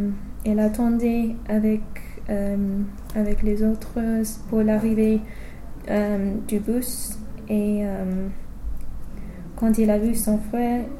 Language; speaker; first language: French; non-native, fluent; English